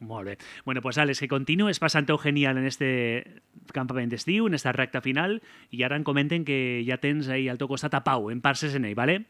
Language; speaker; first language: Catalan; native; Catalan